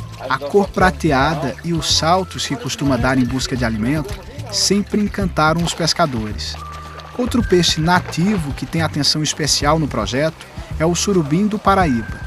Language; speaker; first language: Portuguese; native; Portuguese